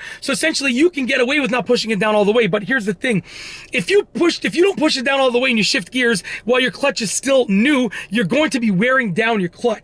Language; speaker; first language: English; native; English